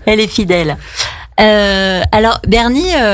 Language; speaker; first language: French; native; French